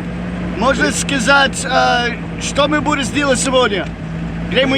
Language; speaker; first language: Russian; non-native, learner; English